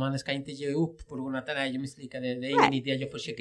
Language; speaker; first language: Swedish; non-native, fluent; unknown